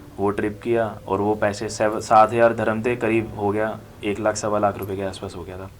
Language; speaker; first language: Hindi; native; Hindi